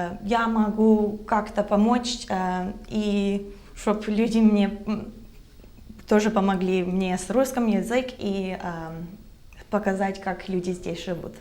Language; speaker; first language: Russian; non-native, learner; English